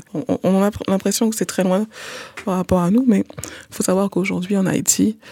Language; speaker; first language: French; non-native, local second language; Haitian Creole